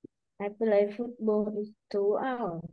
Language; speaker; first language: English; non-native, learner; Vietnamese